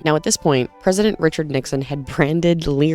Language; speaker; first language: English; native; English